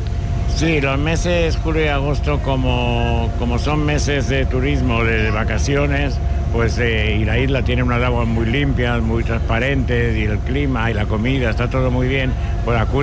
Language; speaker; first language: Spanish; native; Spanish